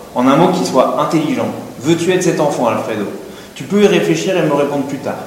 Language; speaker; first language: French; native; French